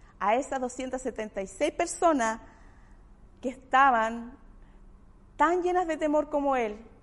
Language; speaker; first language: Spanish; native; Spanish